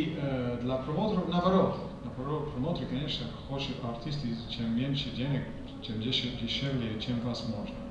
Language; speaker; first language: Russian; non-native, fluent; English